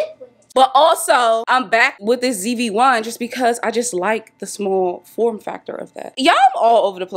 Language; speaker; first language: English; native; English